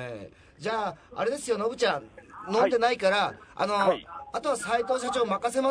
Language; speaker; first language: Japanese; native; Japanese